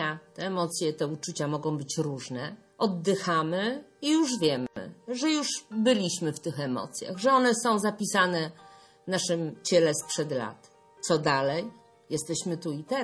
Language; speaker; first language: Polish; native; Polish